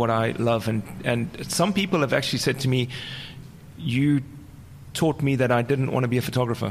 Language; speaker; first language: English; native; English